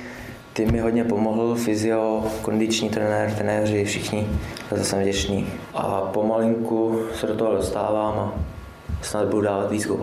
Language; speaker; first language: Czech; early bilingual, other home language; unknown